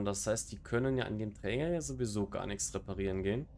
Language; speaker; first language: German; native; German